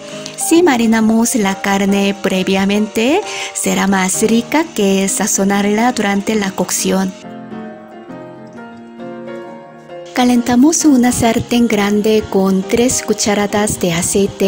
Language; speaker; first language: Spanish; non-native, fluent; Korean